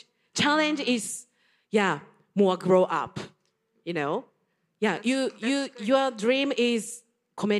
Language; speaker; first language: English; non-native, learner; Japanese